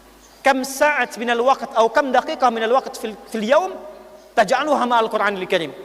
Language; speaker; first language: Arabic; non-native, fluent; Indonesian